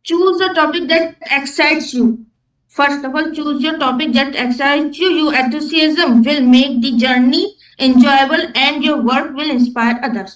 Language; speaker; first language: English; non-native, local second language; Bangla